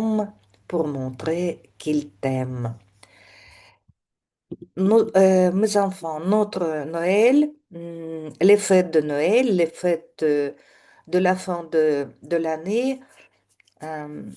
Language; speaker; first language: French; non-native, fluent; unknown